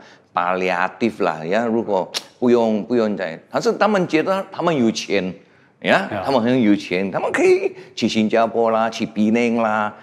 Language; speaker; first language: Chinese; non-native, fluent; Indonesian